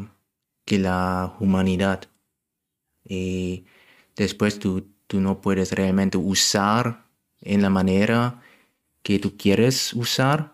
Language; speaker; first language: Spanish; non-native, learner; German